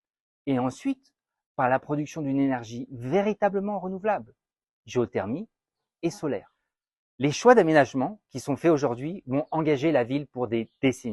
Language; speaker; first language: French; native; French